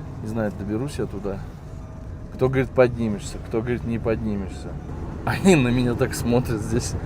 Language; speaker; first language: Russian; native; Russian